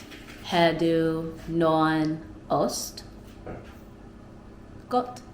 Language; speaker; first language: Danish; non-native, learner; English